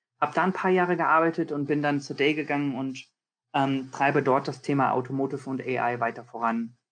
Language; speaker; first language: German; early bilingual, heritage; German